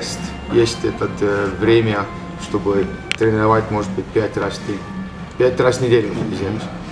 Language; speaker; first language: Russian; non-native, learner; Estonian